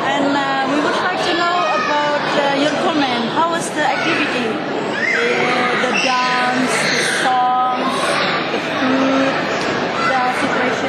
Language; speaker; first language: English; non-native, learner; Indonesian